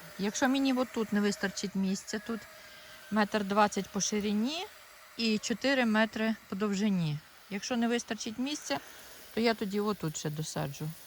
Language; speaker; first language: Ukrainian; non-native, local second language; Russian